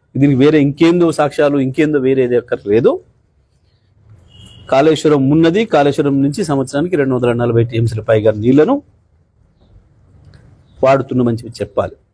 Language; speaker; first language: Telugu; native; Telugu